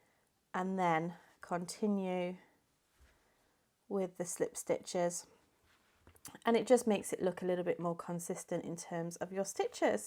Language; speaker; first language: English; native; English